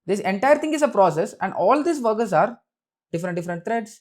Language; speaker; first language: English; non-native, local second language; Tamil